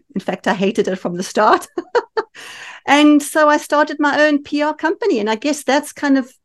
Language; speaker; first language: English; native; English